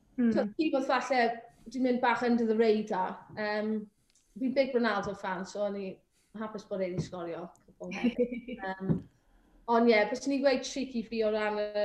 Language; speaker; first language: Welsh; native; Welsh